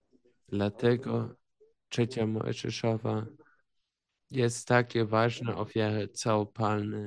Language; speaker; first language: Polish; early bilingual, heritage; Polish